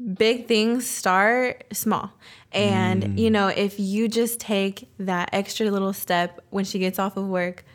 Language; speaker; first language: English; early bilingual, other home language; Spanish